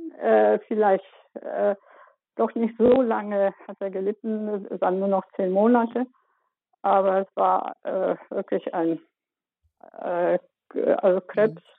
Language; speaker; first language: German; early bilingual, other home language; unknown